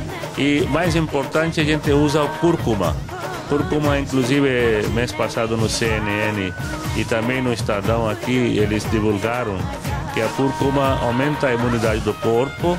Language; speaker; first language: Portuguese; non-native, fluent; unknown